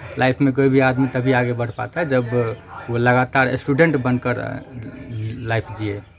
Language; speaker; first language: Hindi; non-native, local second language; Maithili